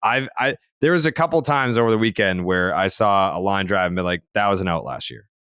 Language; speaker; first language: English; native; English